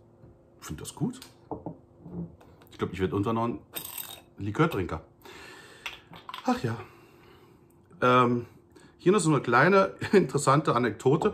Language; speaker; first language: German; native; German